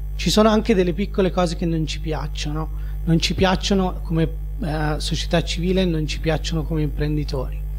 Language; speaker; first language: Italian; native; Italian